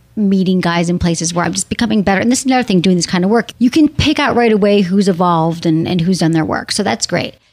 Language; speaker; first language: English; native; English